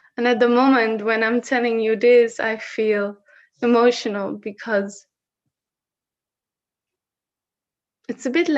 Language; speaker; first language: English; non-native, fluent; Dutch